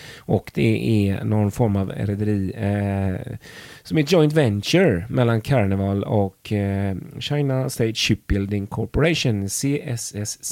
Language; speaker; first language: Swedish; native; Swedish